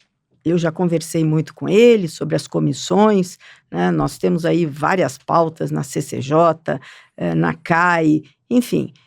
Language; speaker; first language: Portuguese; native; Portuguese